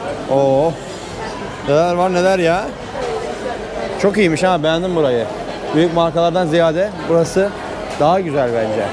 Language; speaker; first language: Turkish; native; Turkish